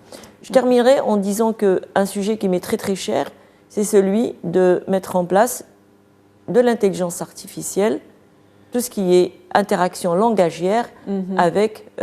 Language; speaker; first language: French; non-native, local second language; Arabic